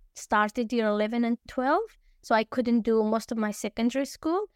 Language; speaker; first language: English; early bilingual, other home language; Arabic